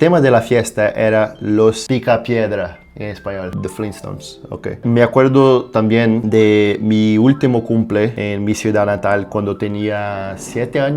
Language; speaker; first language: Spanish; non-native, fluent; Portuguese